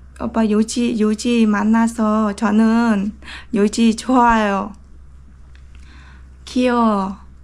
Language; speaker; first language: Korean; non-native, learner; Vietnamese